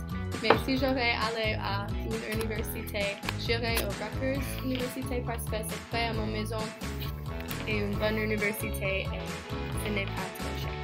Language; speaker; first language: French; non-native, learner; English